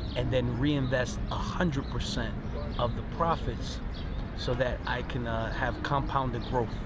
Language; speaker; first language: English; native; English